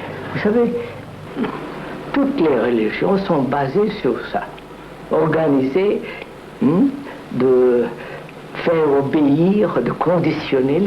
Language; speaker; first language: French; non-native, learner; Telugu